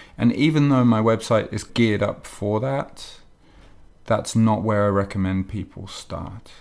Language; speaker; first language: English; native; English